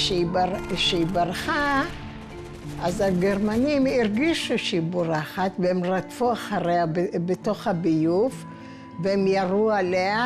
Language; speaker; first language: Hebrew; early bilingual, other home language; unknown